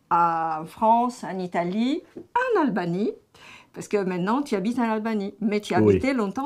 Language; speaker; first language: French; non-native, fluent; Italian